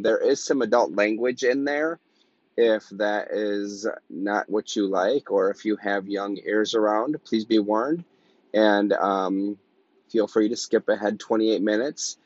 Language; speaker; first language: English; native; English